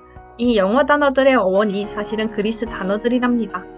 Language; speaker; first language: Korean; native; Korean